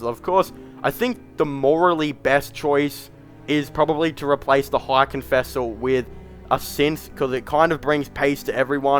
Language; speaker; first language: English; native; English